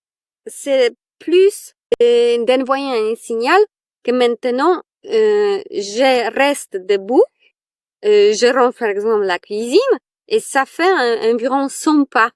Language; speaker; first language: French; non-native, fluent; Polish